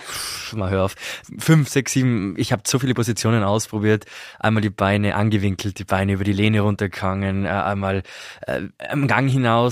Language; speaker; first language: German; native; German